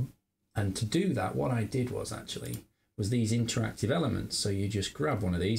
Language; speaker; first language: English; native; English